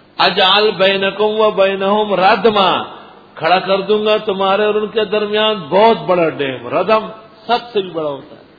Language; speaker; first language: Urdu; non-native, local second language; Pashto